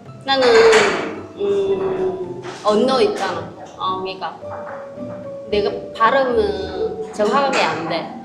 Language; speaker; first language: Korean; non-native, learner; Vietnamese